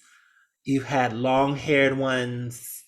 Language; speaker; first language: English; native; English